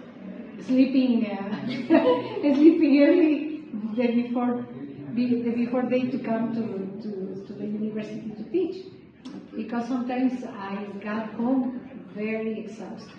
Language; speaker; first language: English; non-native, fluent; Spanish